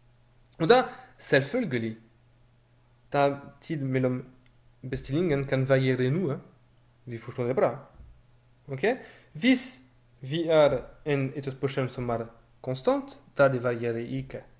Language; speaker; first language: Norwegian; non-native, fluent; French